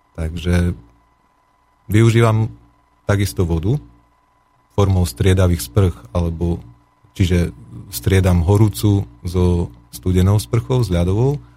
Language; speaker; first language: Slovak; native; Slovak